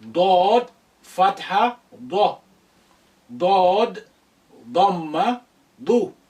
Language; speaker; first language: Arabic; non-native, fluent; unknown